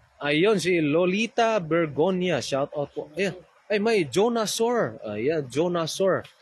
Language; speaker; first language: Filipino; non-native, local second language; Cebuano